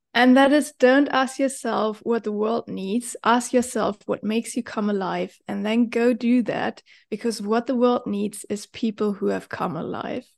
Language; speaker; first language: English; non-native, fluent; German